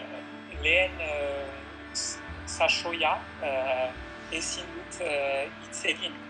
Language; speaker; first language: Basque; non-native, learner; French